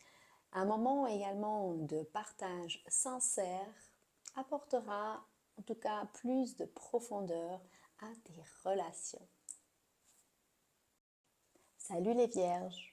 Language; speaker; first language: French; native; French